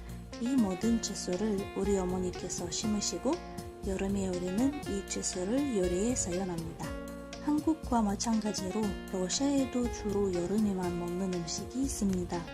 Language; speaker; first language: Korean; non-native, fluent; Russian